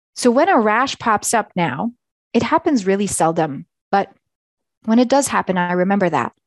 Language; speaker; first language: English; native; English